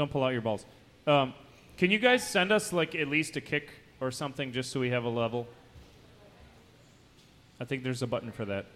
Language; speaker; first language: English; native; English